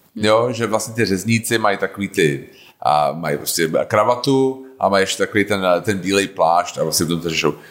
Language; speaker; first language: Czech; native; Czech